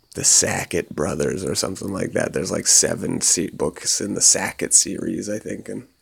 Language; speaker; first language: English; native; English